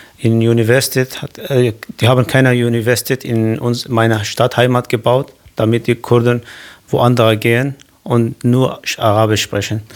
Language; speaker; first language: German; non-native, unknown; Kurdish